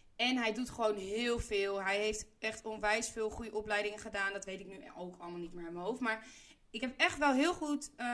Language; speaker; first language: Dutch; native; Dutch